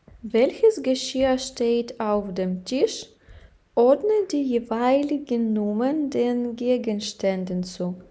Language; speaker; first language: German; non-native, fluent; Ukrainian